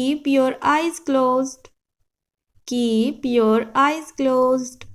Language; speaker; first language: English; non-native, local second language; Hindi